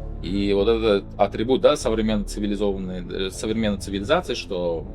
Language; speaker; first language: Russian; non-native, local second language; Uzbek